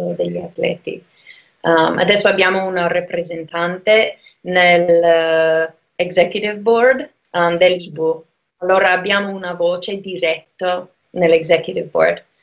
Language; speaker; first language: Italian; non-native, fluent; English